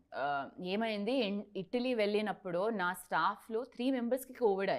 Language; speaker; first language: Telugu; non-native, learner; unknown